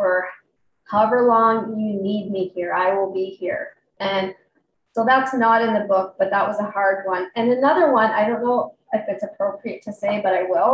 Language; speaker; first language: English; native; English